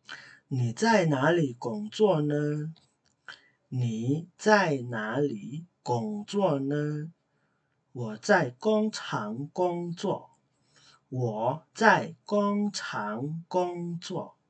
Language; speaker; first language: Chinese; non-native, fluent; Indonesian